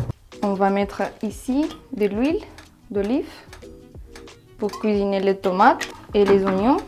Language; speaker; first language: French; non-native, fluent; Spanish